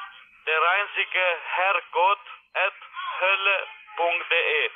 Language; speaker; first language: German; non-native, learner; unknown